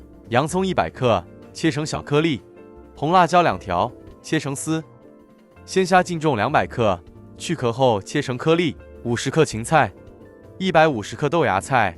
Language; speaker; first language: Chinese; native; Chinese